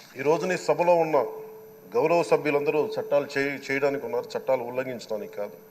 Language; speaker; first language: Telugu; native; Telugu